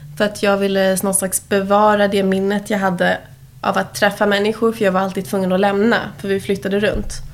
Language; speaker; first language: Swedish; early bilingual, heritage; Swedish